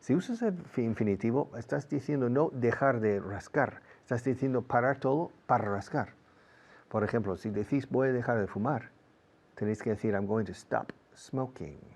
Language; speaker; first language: Spanish; non-native, fluent; English